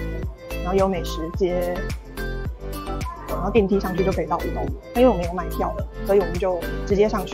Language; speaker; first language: Chinese; native; Chinese